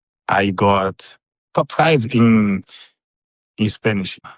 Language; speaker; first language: English; non-native, learner; Portuguese